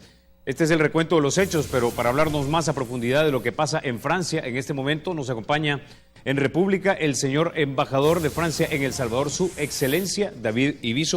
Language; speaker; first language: Spanish; native; Spanish